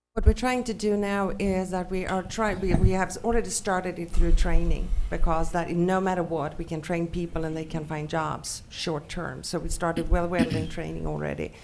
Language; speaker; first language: English; non-native, fluent; Swedish